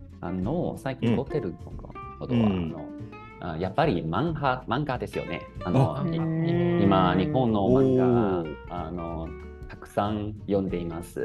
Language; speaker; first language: Japanese; non-native, learner; Chinese